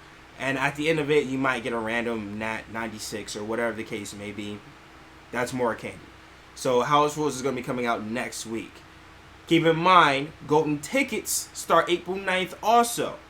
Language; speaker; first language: English; native; English